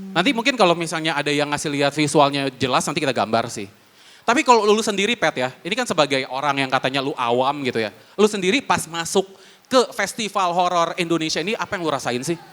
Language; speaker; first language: Indonesian; native; Indonesian